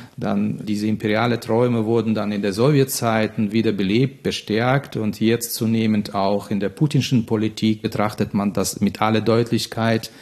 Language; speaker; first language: German; non-native, fluent; Russian